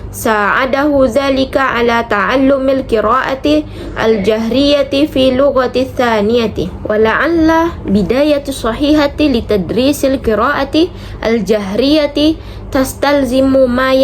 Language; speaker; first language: Arabic; non-native, learner; Indonesian